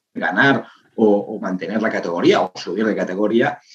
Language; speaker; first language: Spanish; native; Spanish